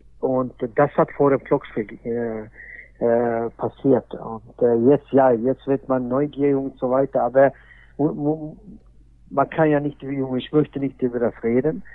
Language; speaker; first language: German; non-native, fluent; Swedish